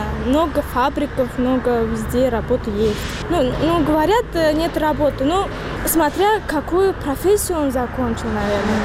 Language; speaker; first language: Russian; non-native, local second language; Tajik